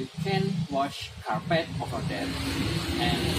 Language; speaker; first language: English; non-native, learner; Indonesian